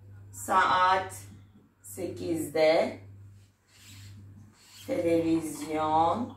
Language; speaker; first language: Turkish; non-native, fluent; Arabic